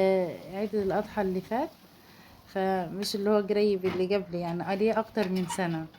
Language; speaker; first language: Arabic; native; Arabic